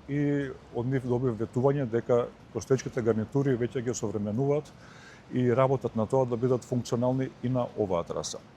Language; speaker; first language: Macedonian; native; Macedonian